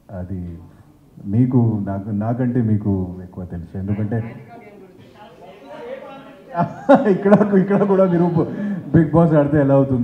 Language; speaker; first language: Telugu; non-native, fluent; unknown